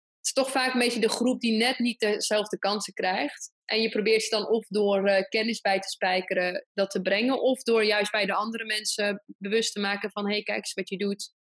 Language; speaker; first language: Dutch; early bilingual, other home language; Persian